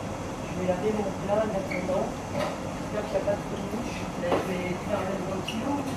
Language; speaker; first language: French; native; French